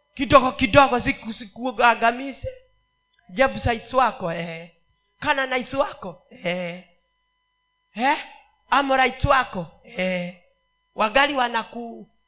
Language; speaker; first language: Swahili; non-native, local second language; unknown